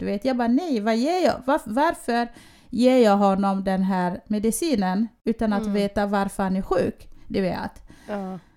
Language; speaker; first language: Swedish; early bilingual, other home language; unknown